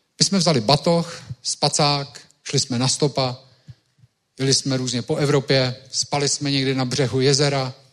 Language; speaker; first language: Czech; native; Czech